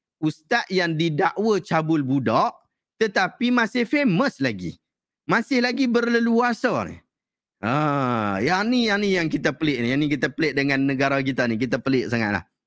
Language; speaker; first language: Malay; native; Malay